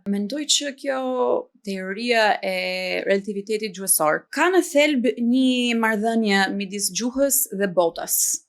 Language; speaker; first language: Albanian; non-native, fluent; English